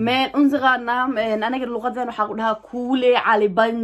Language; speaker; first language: German; non-native, learner; Somali